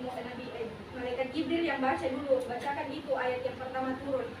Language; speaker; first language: Indonesian; native; Indonesian